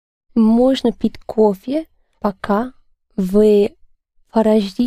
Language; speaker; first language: Russian; non-native, learner; English